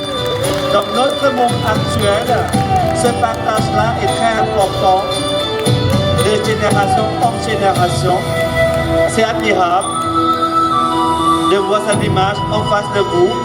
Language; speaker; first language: French; non-native, fluent; Thai